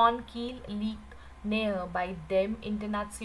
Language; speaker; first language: German; non-native, learner; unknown